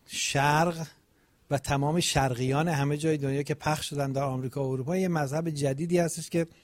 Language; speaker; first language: Persian; native; Persian